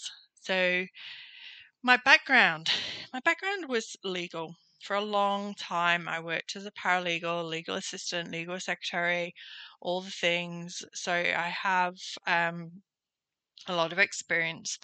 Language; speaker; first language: English; native; English